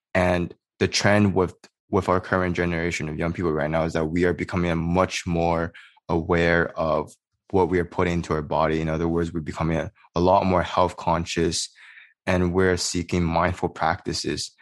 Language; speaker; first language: English; native; English